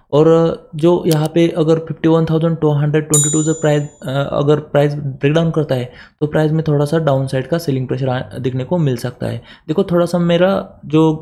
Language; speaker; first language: Hindi; non-native, local second language; Marathi